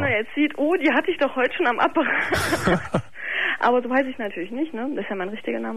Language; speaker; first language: German; native; German